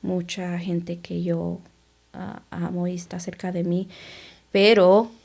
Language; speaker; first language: Spanish; early bilingual, heritage; Spanish